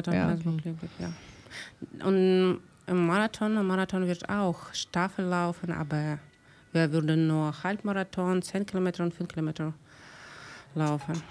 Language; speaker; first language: German; non-native, learner; Ukrainian